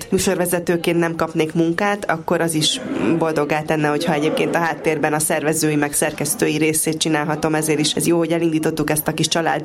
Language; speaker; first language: Hungarian; native; Hungarian